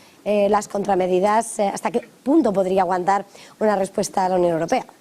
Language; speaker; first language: Spanish; native; Spanish